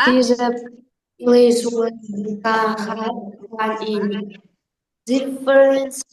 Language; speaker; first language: English; non-native, learner; Kazakh